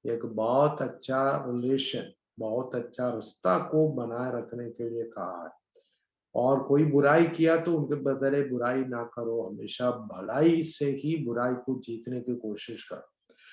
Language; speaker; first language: Hindi; non-native, local second language; Malayalam